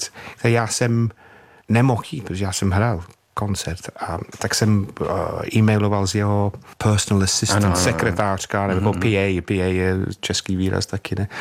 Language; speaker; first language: Czech; non-native, fluent; English